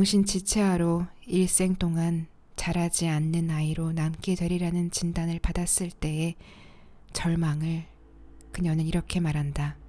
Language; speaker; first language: Korean; native; Korean